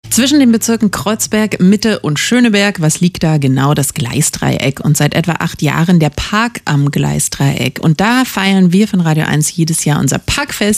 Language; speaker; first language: German; native; German